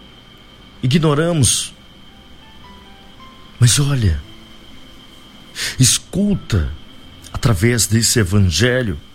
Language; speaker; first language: Portuguese; native; Portuguese